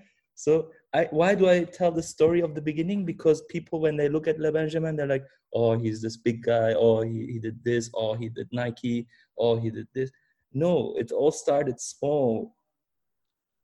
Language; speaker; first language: English; early bilingual, other home language; German